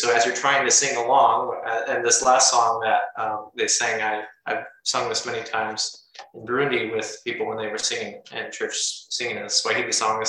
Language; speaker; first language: English; native; English